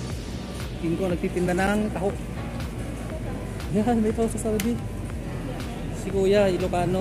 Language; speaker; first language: Filipino; non-native, local second language; Iloko